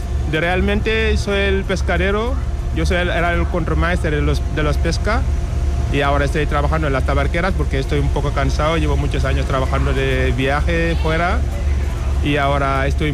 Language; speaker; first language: Spanish; non-native, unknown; Wolof